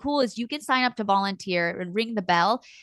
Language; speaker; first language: English; native; English